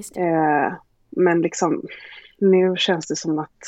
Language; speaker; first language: Swedish; native; Swedish